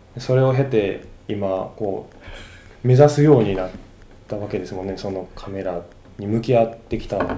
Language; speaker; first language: Japanese; native; Japanese